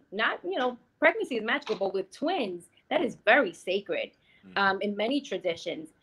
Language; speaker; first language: English; native; English